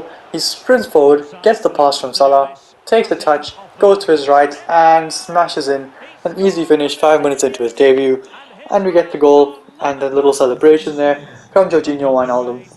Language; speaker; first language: English; native; English